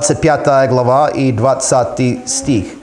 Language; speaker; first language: Russian; non-native, fluent; English